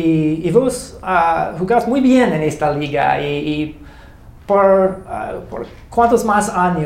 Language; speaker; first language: Spanish; non-native, learner; English